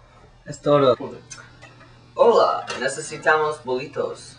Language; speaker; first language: Spanish; non-native, learner; English